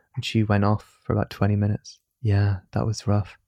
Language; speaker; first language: English; native; English